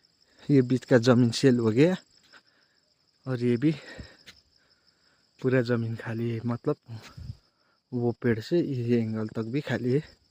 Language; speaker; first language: Hindi; non-native, local second language; Nepali